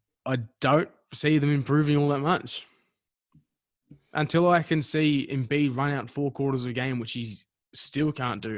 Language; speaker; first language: English; native; English